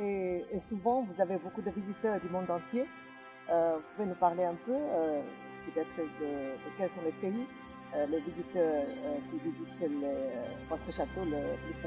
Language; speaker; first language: French; non-native, fluent; Chinese